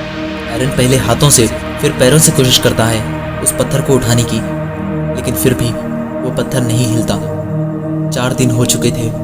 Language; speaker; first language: Hindi; native; Hindi